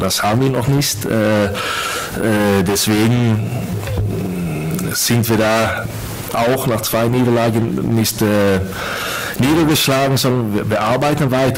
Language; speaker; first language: German; non-native, fluent; Swedish